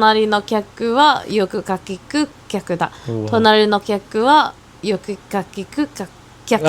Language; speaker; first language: Japanese; non-native, learner; Filipino